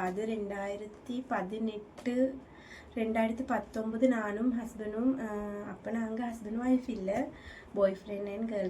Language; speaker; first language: Malayalam; non-native, learner; Tamil